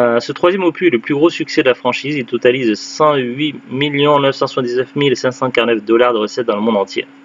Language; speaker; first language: French; native; French